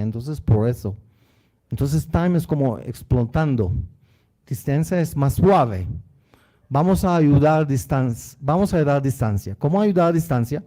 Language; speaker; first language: Spanish; non-native, learner; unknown